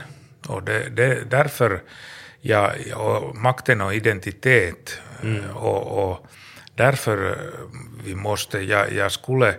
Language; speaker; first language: Swedish; non-native, learner; Finnish